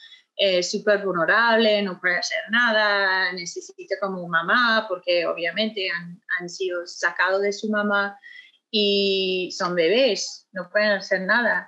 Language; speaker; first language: Spanish; non-native, fluent; English